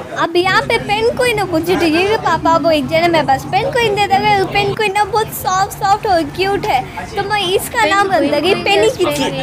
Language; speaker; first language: Hindi; non-native, local second language; Urdu